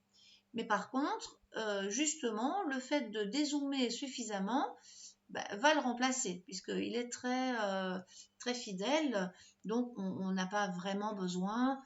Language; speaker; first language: French; native; French